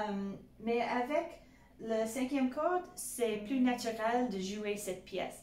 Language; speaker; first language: French; non-native, fluent; English